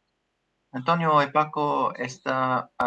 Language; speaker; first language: Spanish; non-native, learner; English